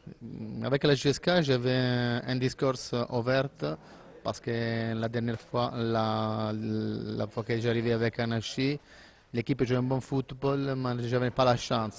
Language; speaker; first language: French; non-native, learner; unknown